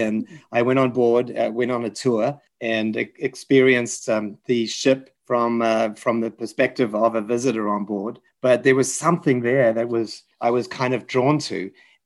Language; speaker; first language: English; native; English